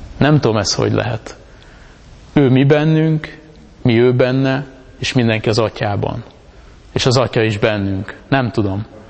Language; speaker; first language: Hungarian; native; Hungarian